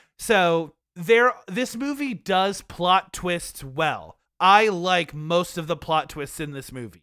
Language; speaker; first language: English; native; English